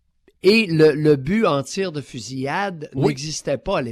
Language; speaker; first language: French; native; French